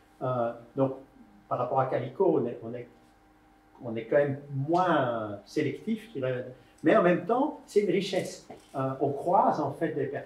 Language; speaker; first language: French; native; French